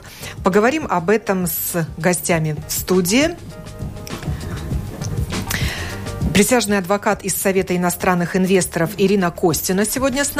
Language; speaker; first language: Russian; native; Russian